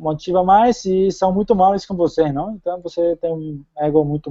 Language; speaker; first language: Portuguese; non-native, fluent; Spanish